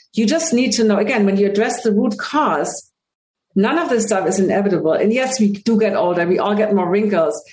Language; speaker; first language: English; non-native, fluent; German